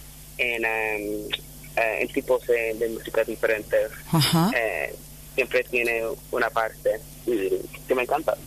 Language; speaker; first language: Spanish; non-native, fluent; English